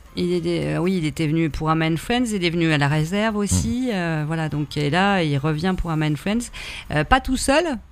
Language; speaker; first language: French; native; French